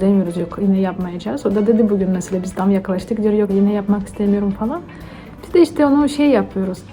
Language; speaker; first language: Turkish; non-native, learner; Russian